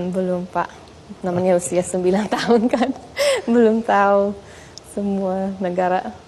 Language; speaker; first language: Indonesian; non-native, fluent; English